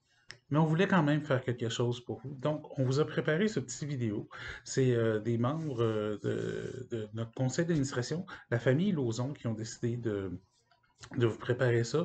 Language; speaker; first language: French; native; French